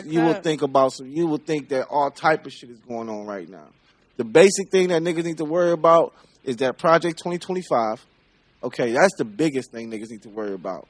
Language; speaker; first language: English; native; English